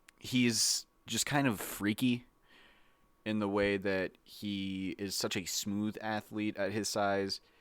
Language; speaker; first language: English; native; English